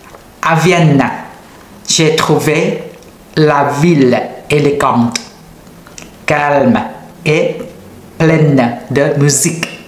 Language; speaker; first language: French; non-native, learner; Thai